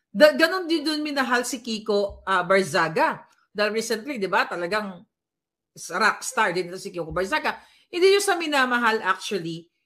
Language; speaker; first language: Filipino; non-native, local second language; Hiligaynon